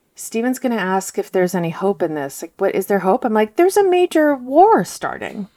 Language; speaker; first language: English; early bilingual, heritage; Russian